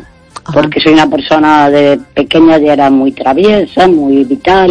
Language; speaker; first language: Spanish; native; Spanish